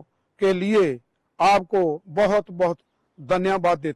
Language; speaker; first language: Hindi; non-native, local second language; Punjabi